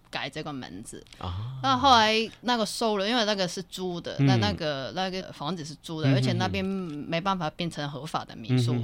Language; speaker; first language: Chinese; non-native, fluent; Cantonese